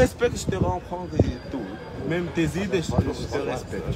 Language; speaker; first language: French; non-native, learner; Arabic